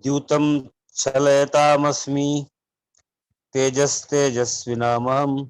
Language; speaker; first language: Hindi; non-native, local second language; Marathi